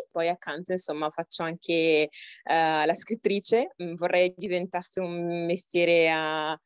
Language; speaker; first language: Italian; early bilingual, other home language; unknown